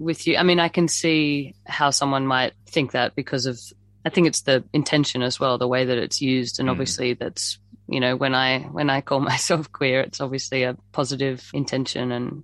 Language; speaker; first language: English; native; English